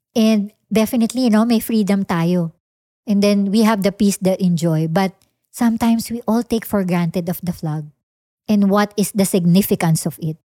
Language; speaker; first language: English; non-native, local second language; Filipino